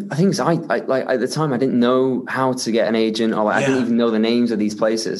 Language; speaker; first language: English; native; English